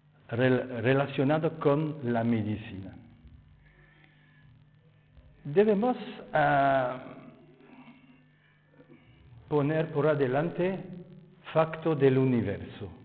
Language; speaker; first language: Spanish; non-native, fluent; French